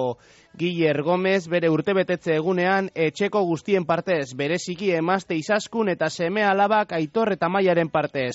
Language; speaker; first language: Basque; native; Basque